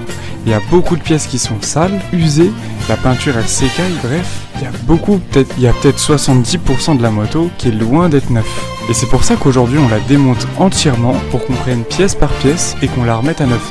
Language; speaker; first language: French; native; French